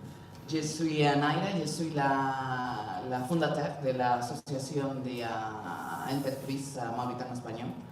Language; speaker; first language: French; non-native, learner; Spanish